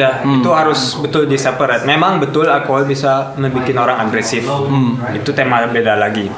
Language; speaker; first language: Indonesian; early bilingual, heritage; German